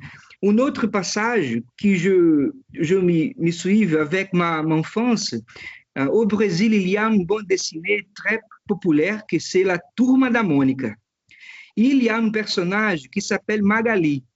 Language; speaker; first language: French; non-native, fluent; Portuguese